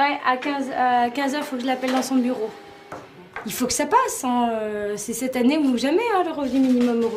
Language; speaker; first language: French; native; French